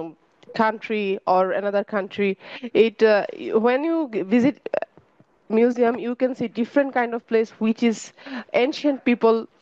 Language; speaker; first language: English; non-native, learner; Bangla